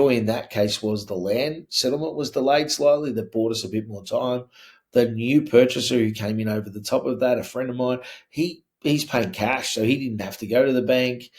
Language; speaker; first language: English; native; English